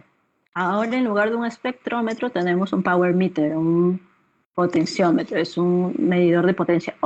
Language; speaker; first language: Spanish; native; Spanish